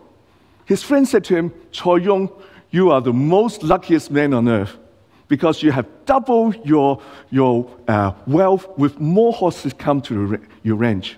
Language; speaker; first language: English; non-native, local second language; Cantonese